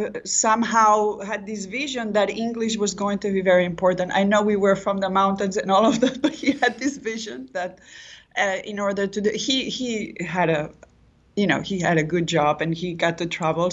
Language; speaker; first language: English; non-native, fluent; Catalan